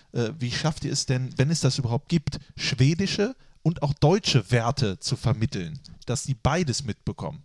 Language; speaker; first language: German; native; German